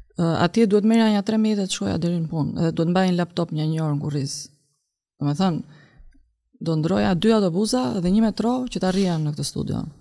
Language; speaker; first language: Albanian; native; Albanian